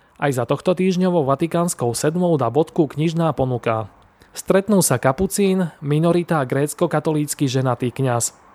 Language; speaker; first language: Slovak; native; Slovak